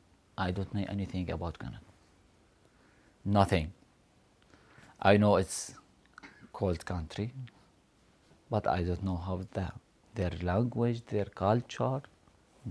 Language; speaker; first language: English; non-native, learner; Arabic